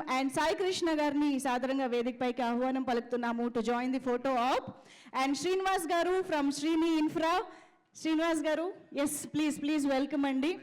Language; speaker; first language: Telugu; native; Telugu